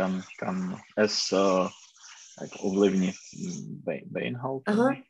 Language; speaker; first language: German; non-native, learner; Czech